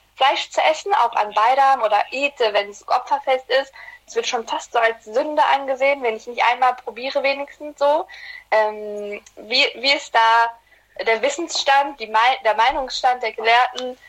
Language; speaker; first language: German; early bilingual, other home language; Turkish